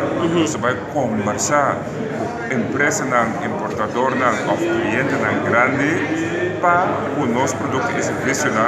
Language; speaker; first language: Portuguese; non-native, learner; Papiamento